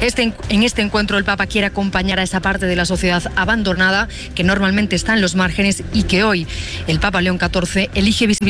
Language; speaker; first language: Spanish; native; Spanish